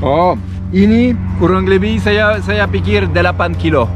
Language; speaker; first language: Indonesian; non-native, learner; French